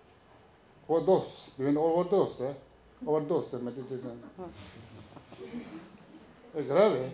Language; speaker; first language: Italian; non-native, learner; Tibetan